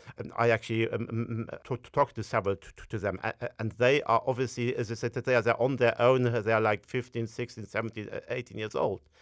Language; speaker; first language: English; non-native, fluent; Luxembourgish